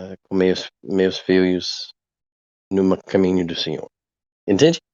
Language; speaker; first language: Portuguese; non-native, learner; English